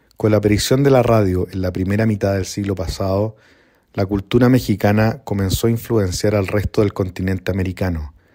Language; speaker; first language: Spanish; native; Spanish